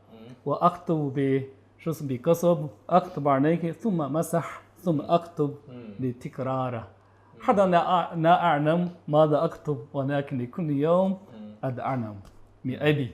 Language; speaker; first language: Arabic; non-native, learner; Chinese